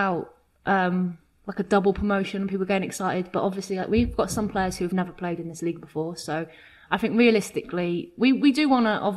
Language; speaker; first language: English; native; English